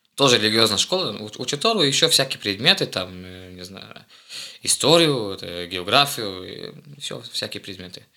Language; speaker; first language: Russian; non-native, fluent; Hebrew